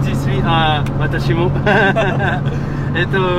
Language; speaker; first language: Japanese; non-native, learner; French